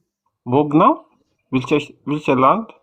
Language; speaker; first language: German; non-native, learner; Amharic